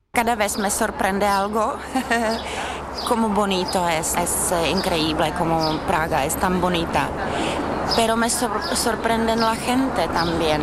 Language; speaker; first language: Spanish; non-native, fluent; Czech